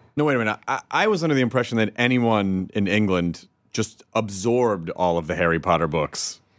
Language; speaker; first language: English; native; English